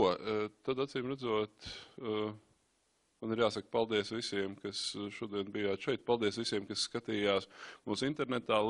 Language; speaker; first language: Latvian; native; Latvian